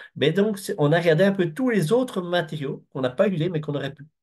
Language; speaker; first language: French; native; French